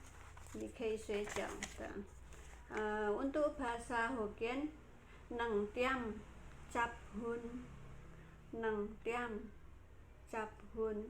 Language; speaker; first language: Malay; non-native, local second language; Javanese